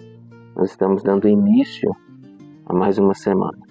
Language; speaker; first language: Portuguese; native; Portuguese